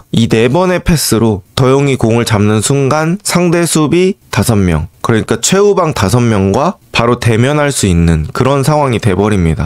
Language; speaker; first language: Korean; native; Korean